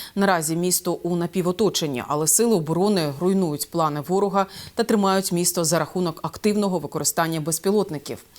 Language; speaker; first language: Ukrainian; native; Ukrainian